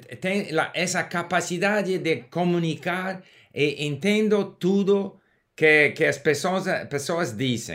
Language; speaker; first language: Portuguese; non-native, learner; English